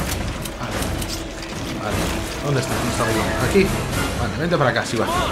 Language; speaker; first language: Spanish; native; Spanish